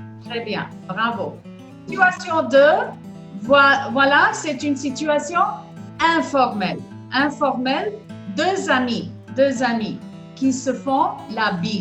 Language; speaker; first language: French; non-native, fluent; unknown